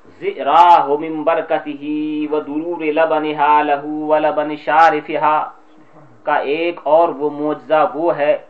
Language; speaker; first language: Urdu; native; Urdu